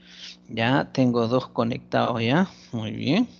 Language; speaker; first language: Spanish; native; Spanish